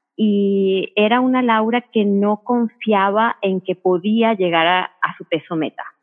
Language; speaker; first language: Spanish; native; Spanish